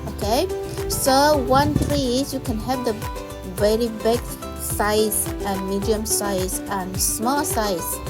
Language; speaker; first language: English; non-native, learner; Thai